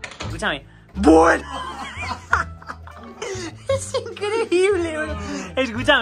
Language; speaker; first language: Spanish; native; Spanish